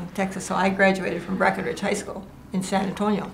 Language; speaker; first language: English; native; English